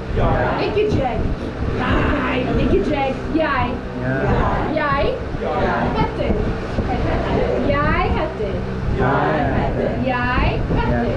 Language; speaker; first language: Norwegian; non-native, fluent; English